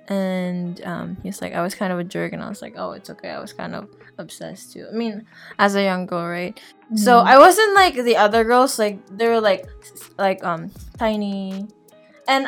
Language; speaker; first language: English; non-native, local second language; Filipino